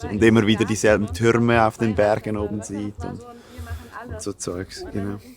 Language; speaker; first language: German; native; German